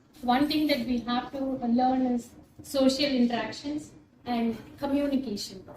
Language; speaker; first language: English; non-native, local second language; Tamil